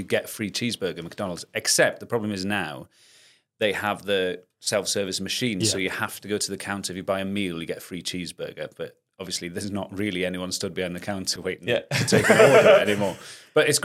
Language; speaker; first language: English; non-native, local second language; Welsh